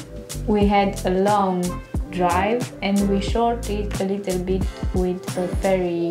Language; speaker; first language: English; non-native, learner; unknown